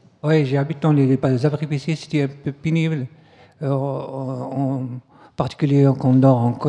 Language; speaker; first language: French; non-native, local second language; Arabic